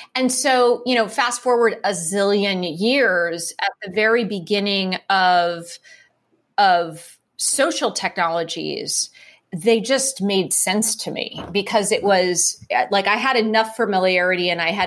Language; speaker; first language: English; native; English